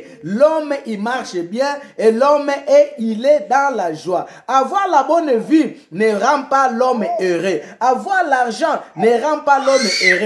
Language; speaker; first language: French; non-native, local second language; Lingala